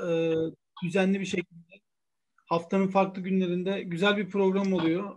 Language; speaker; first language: Turkish; native; Turkish